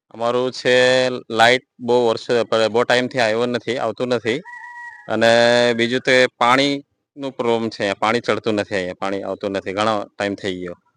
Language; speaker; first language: Gujarati; native; Gujarati